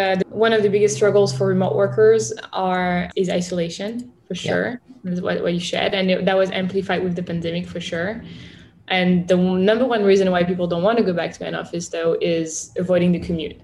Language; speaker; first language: English; non-native, fluent; French